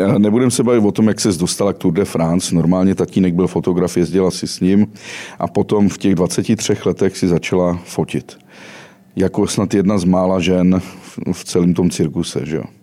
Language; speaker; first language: Czech; native; Czech